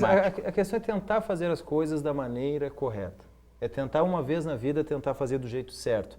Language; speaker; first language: Portuguese; native; Portuguese